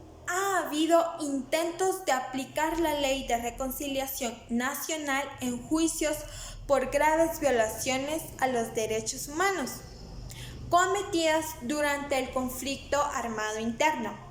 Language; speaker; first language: Spanish; native; Spanish